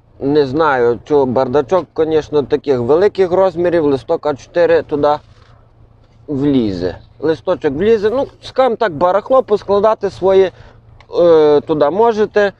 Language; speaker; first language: Ukrainian; native; Ukrainian